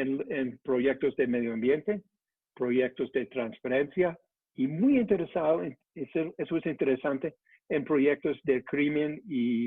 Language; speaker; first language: Spanish; non-native, fluent; English